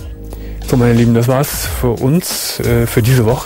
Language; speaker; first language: German; native; German